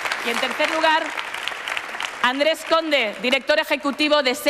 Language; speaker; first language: Spanish; native; Spanish